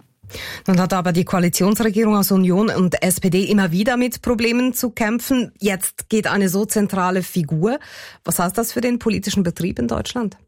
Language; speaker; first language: German; native; German